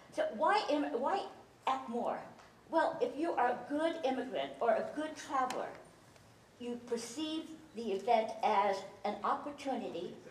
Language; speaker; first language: English; early bilingual, other home language; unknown